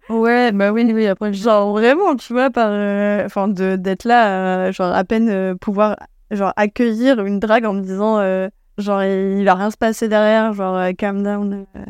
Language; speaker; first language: French; native; French